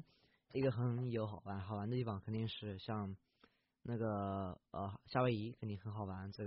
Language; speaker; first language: Chinese; early bilingual, heritage; Chinese